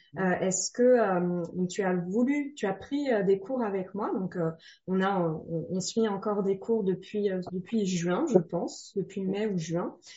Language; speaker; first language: French; native; French